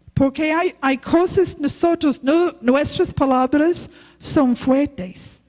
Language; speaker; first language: Spanish; non-native, learner; English